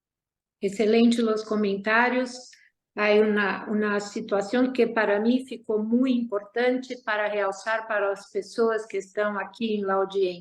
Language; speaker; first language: Spanish; non-native, fluent; Portuguese